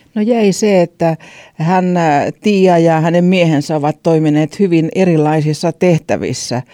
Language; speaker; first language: Finnish; native; Finnish